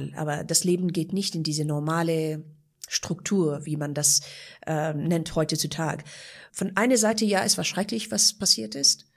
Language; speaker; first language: German; non-native, fluent; Persian